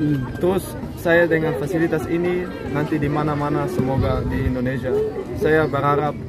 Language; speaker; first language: Indonesian; non-native, fluent; Dutch